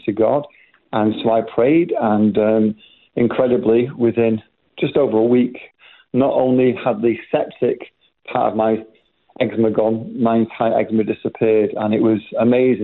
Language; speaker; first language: English; native; English